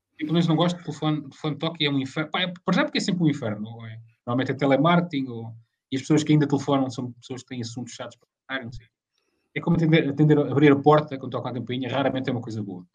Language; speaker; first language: Portuguese; native; Portuguese